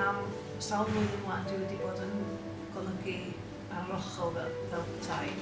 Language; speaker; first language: Welsh; non-native, local second language; English